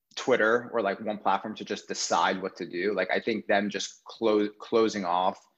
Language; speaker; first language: English; native; English